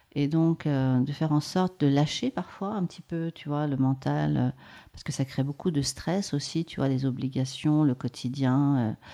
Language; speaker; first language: French; native; French